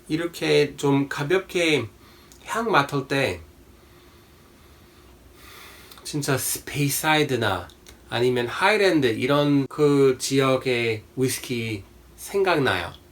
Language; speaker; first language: Korean; non-native, fluent; English